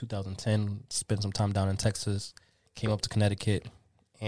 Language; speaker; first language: English; native; English